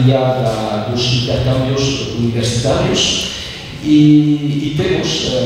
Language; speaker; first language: Portuguese; non-native, learner; French